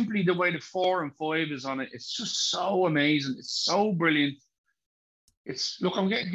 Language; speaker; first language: English; native; English